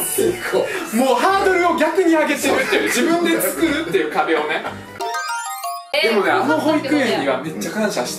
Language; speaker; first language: Japanese; early bilingual, other home language; Russian